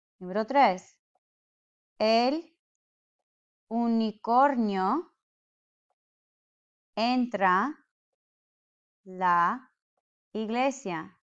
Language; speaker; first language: Spanish; non-native, fluent; English